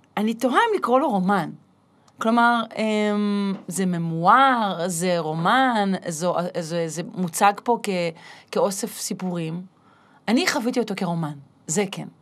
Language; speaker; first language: Hebrew; native; Hebrew